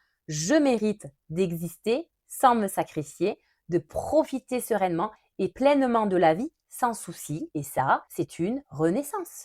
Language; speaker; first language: French; native; French